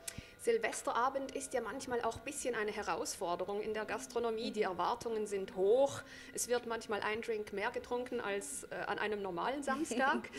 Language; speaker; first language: German; native; German